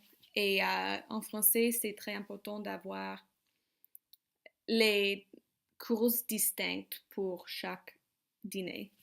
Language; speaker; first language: French; non-native, learner; English